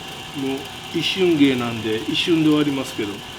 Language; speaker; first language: Japanese; native; Japanese